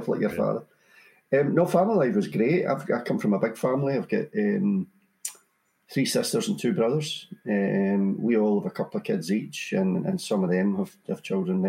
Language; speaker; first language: English; native; English